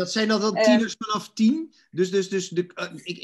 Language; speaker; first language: Dutch; native; Dutch